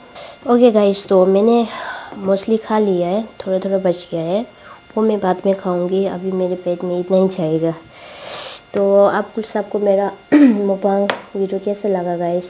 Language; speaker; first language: Hindi; non-native, local second language; Tibetan